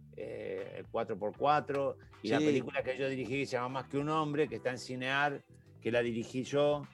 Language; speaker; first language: Spanish; native; Spanish